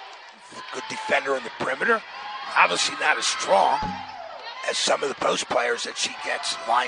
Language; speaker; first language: English; native; English